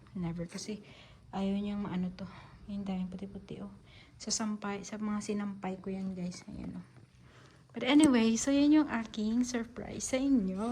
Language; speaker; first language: Filipino; native; Filipino